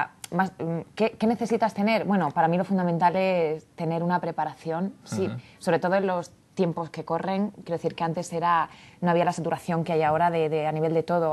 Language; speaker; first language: Spanish; native; Spanish